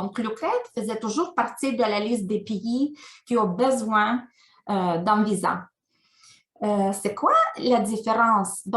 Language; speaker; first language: French; non-native, fluent; Ukrainian